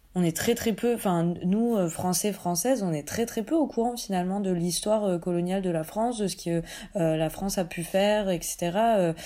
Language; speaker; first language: French; native; French